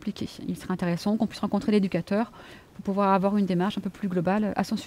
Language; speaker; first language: French; native; French